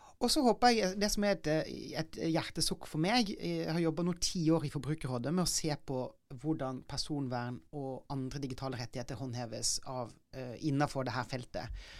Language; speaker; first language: Norwegian; native; Norwegian